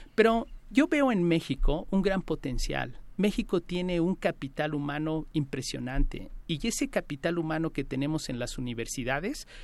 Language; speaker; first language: Spanish; native; Spanish